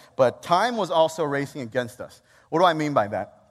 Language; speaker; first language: English; native; English